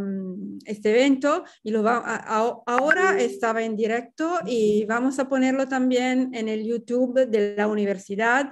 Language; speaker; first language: Spanish; non-native, fluent; Italian